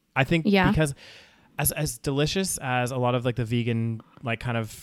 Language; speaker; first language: English; native; English